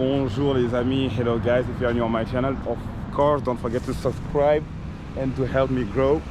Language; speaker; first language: English; non-native, fluent; French